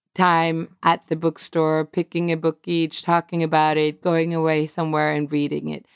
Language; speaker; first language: English; non-native, fluent; Swedish